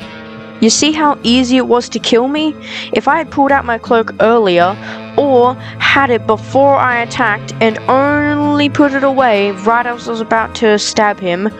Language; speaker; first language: English; native; English